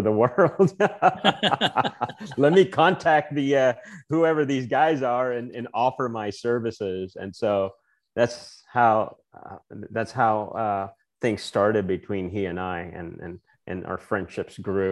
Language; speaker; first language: English; non-native, local second language; Filipino